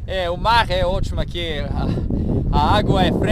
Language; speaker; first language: Portuguese; non-native, learner; Greek